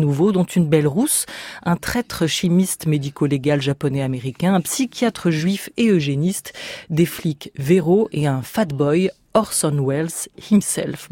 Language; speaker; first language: French; native; French